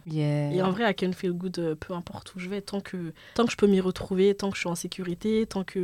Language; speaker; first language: French; early bilingual, other home language; Bambara